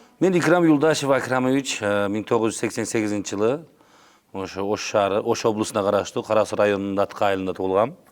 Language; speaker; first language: Kyrgyz; non-native, local second language; Uzbek